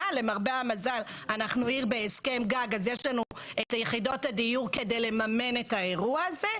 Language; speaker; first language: Hebrew; native; Hebrew